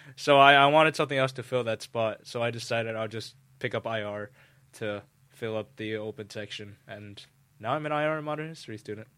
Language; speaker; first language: English; native; English